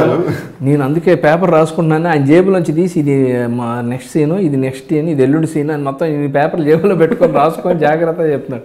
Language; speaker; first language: Telugu; native; Telugu